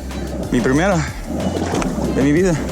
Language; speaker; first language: Spanish; non-native, learner; English